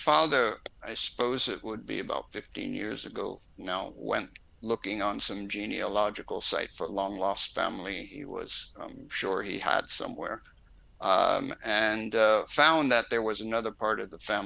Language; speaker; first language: English; native; English